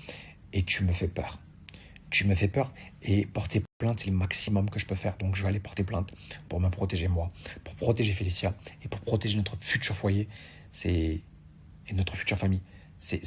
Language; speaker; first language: French; native; French